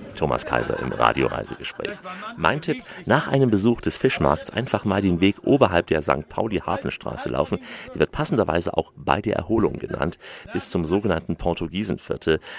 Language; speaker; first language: German; native; German